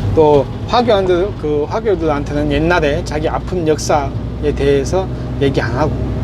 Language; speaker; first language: Korean; native; Korean